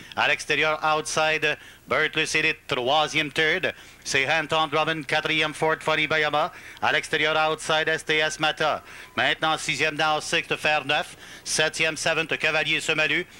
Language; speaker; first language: French; native; French